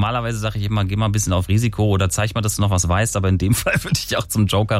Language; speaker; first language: German; native; German